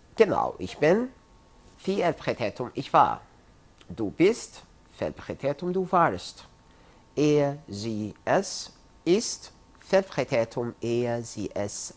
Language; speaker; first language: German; non-native, fluent; Arabic